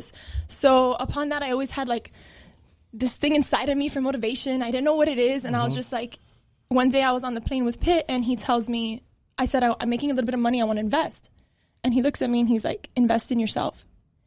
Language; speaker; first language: English; native; English